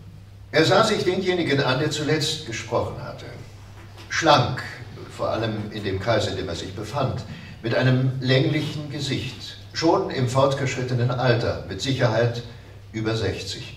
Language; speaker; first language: German; native; German